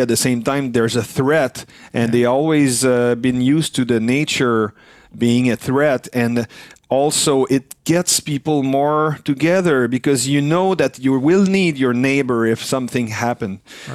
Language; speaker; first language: English; non-native, fluent; French